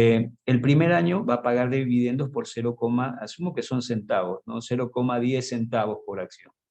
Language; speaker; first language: Spanish; native; Spanish